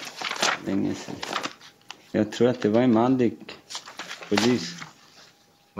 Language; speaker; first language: Swedish; non-native, fluent; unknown